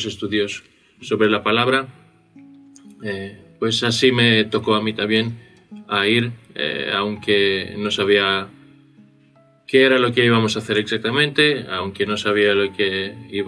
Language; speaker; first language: Spanish; non-native, fluent; Greek